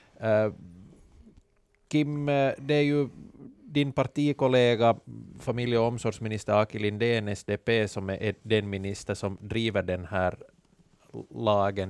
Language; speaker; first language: Swedish; native; Swedish